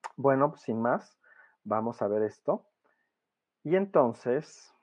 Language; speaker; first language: Spanish; native; Spanish